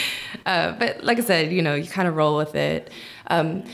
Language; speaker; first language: English; early bilingual, other home language; Korean